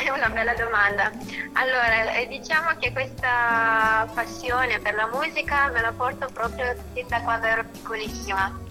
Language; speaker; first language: Italian; non-native, fluent; Romanian